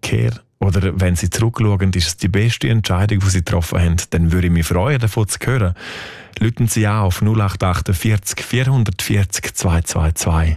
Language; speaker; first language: German; native; German